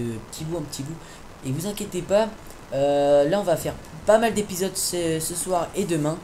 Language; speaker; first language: French; native; French